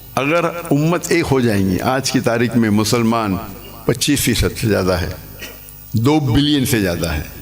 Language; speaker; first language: Urdu; non-native, local second language; English